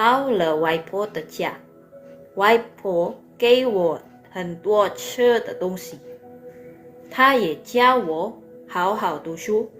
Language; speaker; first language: Chinese; non-native, fluent; Indonesian